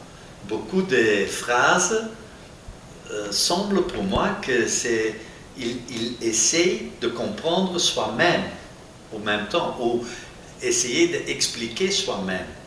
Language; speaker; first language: French; non-native, local second language; Dutch